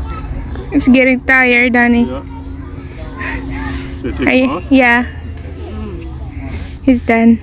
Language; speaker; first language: English; non-native, local second language; Filipino